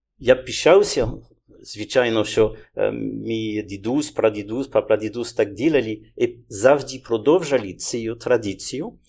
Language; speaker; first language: Ukrainian; non-native, learner; French